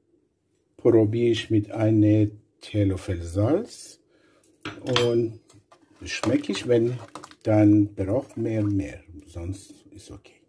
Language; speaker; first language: German; non-native, learner; Persian